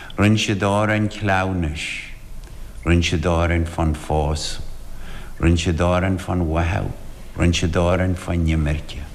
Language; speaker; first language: Irish; native; Irish